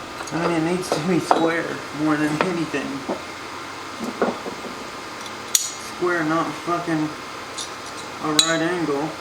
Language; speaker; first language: English; native; English